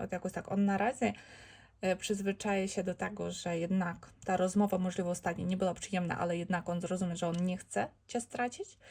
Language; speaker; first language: Polish; non-native, learner; Ukrainian